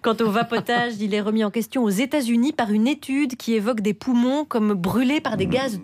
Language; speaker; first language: French; native; French